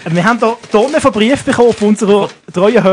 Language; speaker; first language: German; native; German